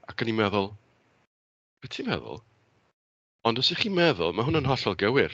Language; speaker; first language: Welsh; native; Welsh